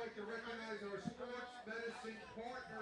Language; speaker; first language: English; native; English